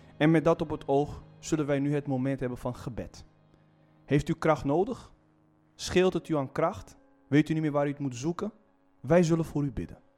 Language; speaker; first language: Dutch; non-native, fluent; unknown